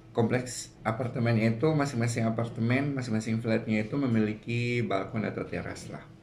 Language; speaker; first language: Indonesian; native; Indonesian